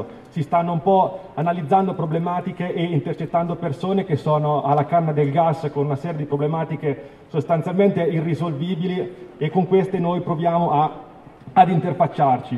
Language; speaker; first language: Italian; native; Italian